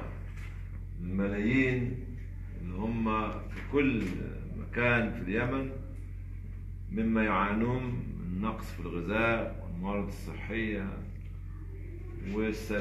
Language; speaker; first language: Arabic; native; Arabic